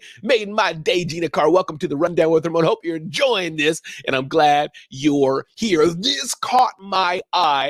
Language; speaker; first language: English; native; English